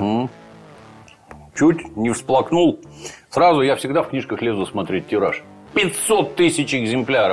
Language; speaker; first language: Russian; native; Russian